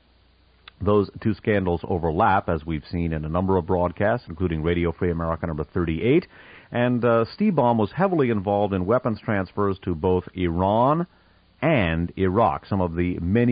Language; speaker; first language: English; native; English